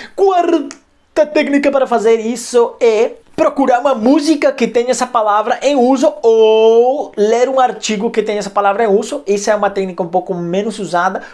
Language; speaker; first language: Portuguese; non-native, fluent; Spanish